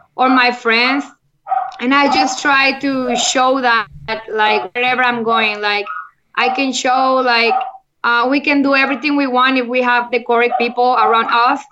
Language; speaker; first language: English; non-native, learner; Spanish